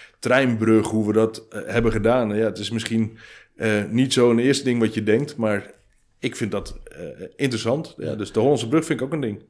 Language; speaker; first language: Dutch; native; Dutch